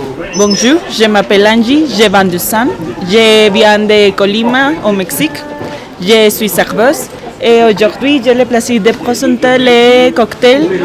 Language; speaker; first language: French; non-native, learner; Spanish